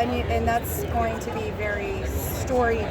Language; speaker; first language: English; native; English